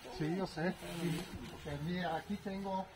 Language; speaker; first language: Spanish; non-native, fluent; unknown